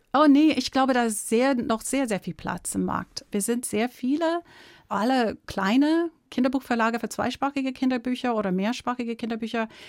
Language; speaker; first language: German; non-native, fluent; English